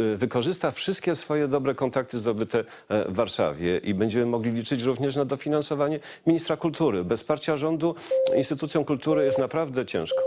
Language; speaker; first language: Polish; native; Polish